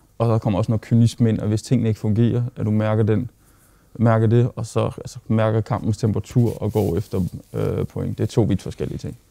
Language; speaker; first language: Danish; native; Danish